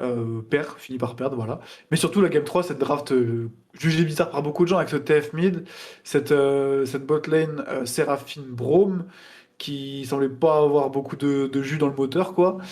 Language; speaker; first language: French; native; French